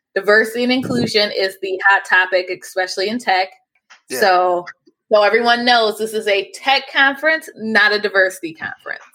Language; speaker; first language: English; native; English